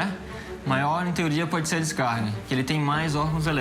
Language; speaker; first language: Portuguese; native; Portuguese